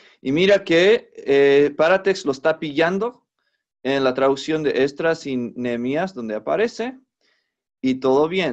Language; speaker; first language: Spanish; non-native, fluent; English